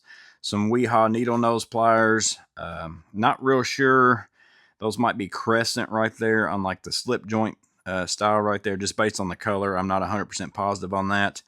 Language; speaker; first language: English; native; English